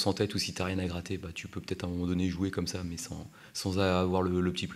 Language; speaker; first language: French; native; French